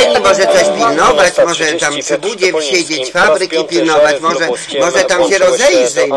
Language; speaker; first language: Polish; native; Polish